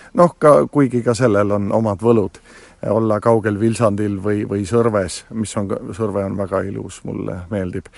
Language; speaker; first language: Estonian; native; Estonian